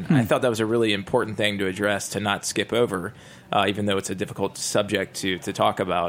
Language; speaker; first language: English; native; English